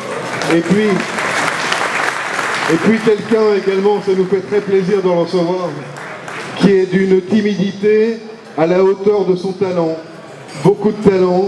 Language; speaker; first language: French; native; French